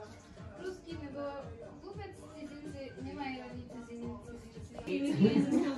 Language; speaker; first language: Czech; non-native, learner; Kara-Kalpak